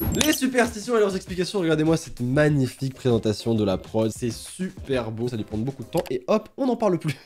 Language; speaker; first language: French; native; French